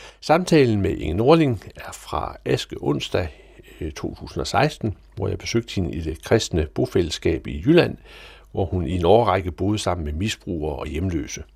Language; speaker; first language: Danish; native; Danish